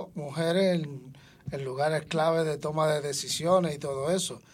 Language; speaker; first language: Spanish; native; Spanish